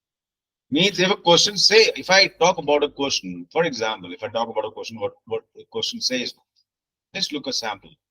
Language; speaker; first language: English; non-native, local second language; Hindi